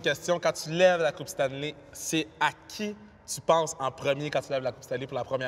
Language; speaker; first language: French; native; French